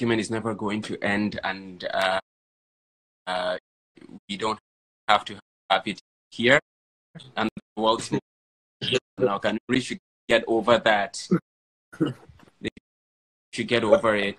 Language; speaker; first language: English; non-native, local second language; Fula